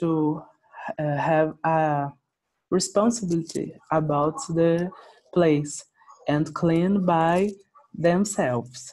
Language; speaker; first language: English; non-native, learner; Portuguese